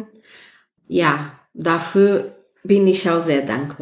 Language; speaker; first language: German; non-native, fluent; Portuguese